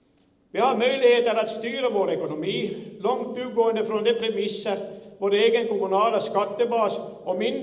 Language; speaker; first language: Swedish; native; Swedish